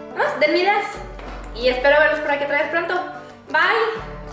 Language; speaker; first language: Spanish; native; Spanish